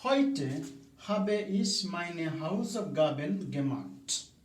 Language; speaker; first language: German; non-native, fluent; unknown